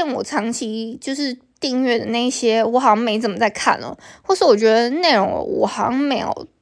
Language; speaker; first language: Chinese; non-native, local second language; Min Nan Chinese